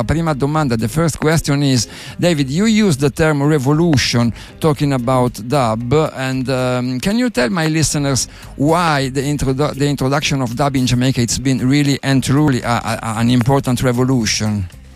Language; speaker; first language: English; non-native, fluent; Italian